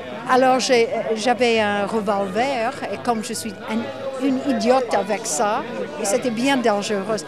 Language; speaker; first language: French; non-native, fluent; English